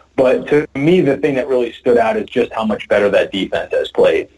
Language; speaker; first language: English; native; English